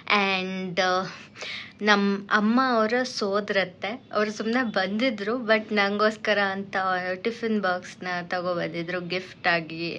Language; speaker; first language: Kannada; native; Kannada